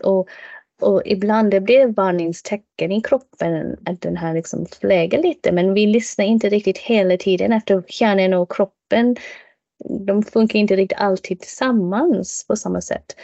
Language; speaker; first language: Swedish; non-native, fluent; English